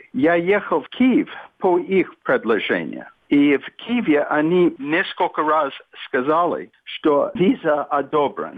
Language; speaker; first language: Russian; non-native, fluent; English